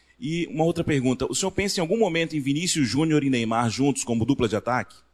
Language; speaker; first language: Portuguese; native; Portuguese